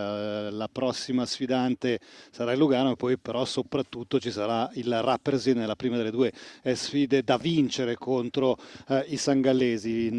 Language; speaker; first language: Italian; native; Italian